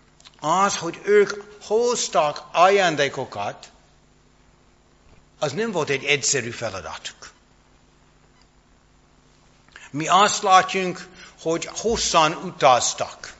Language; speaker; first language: Hungarian; non-native, fluent; English